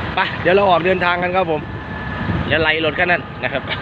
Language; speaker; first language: Thai; non-native, local second language; Northeastern Thai